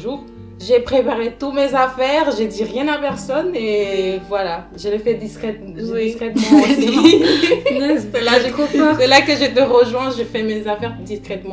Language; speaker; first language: French; non-native, learner; Spanish